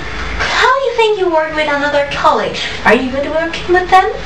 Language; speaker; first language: English; non-native, learner; Spanish